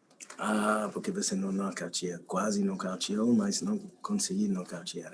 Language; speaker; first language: Portuguese; non-native, learner; English